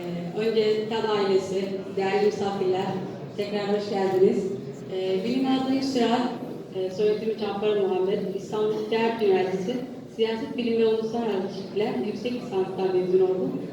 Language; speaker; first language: Turkish; non-native, fluent; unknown